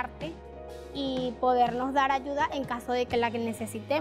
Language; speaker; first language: Spanish; native; Spanish